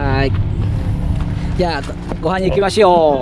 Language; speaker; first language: Japanese; non-native, fluent; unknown